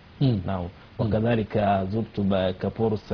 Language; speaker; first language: Arabic; non-native, fluent; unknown